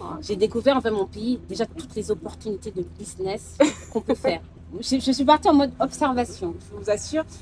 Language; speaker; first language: French; early bilingual, other home language; Soninke